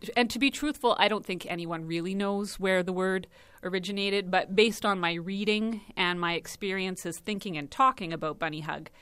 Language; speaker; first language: English; native; English